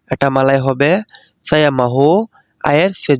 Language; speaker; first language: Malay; non-native, learner; Bangla